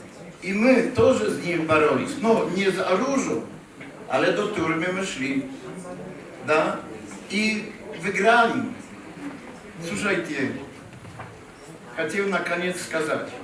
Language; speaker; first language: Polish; early bilingual, heritage; Polish